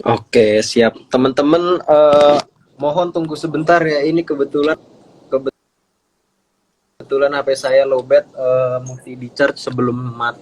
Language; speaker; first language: Indonesian; native; Indonesian